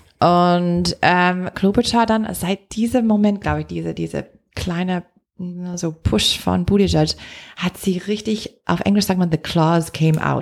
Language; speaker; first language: German; non-native, fluent; English